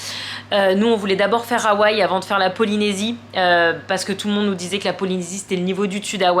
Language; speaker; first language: French; native; French